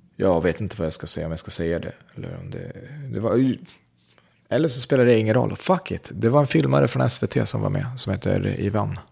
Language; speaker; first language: Swedish; early bilingual, other home language; Central Kurdish